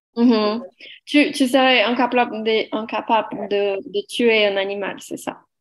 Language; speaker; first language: French; non-native, learner; Portuguese